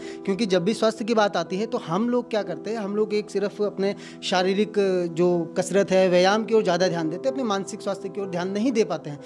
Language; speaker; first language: Hindi; native; Hindi